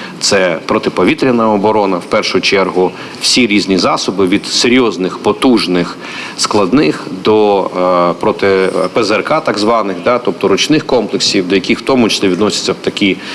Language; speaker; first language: Ukrainian; native; Ukrainian